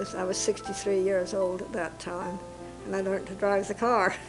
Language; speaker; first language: English; native; English